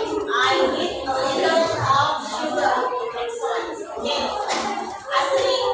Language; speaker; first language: English; non-native, learner; Indonesian